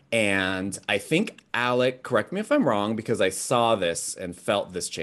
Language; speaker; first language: English; native; English